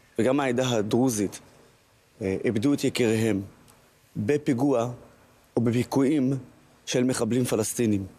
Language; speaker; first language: Hebrew; non-native, local second language; Arabic